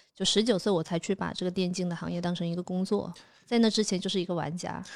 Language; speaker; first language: Chinese; native; Chinese